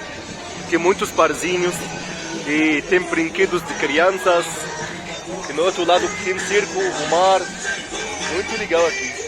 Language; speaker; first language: Portuguese; non-native, fluent; Arabic